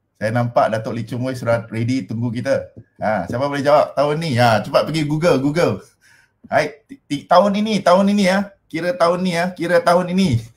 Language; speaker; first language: Malay; non-native, local second language; Min Nan Chinese